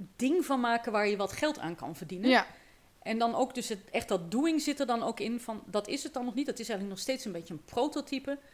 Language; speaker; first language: Dutch; native; Dutch